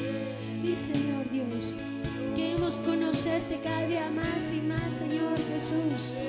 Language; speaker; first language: Spanish; native; Spanish